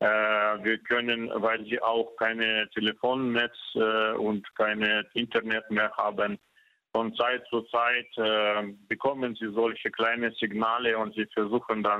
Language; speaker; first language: German; non-native, fluent; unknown